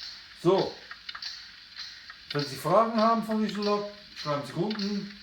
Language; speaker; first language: German; non-native, fluent; English